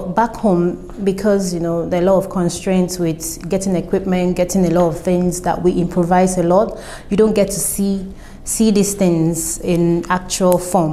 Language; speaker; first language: English; non-native, local second language; Yoruba